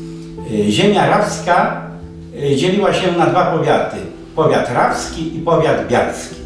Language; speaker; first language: Polish; native; Polish